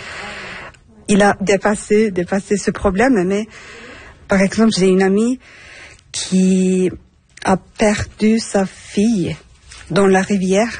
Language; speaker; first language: French; non-native, fluent; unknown